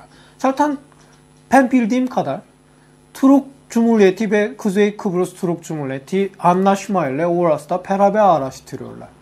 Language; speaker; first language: Turkish; non-native, learner; Korean